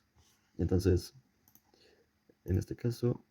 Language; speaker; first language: Spanish; native; Spanish